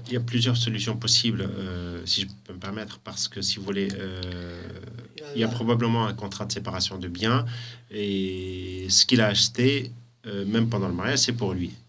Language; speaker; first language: French; native; French